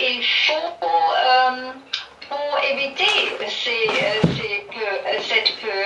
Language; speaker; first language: French; non-native, learner; German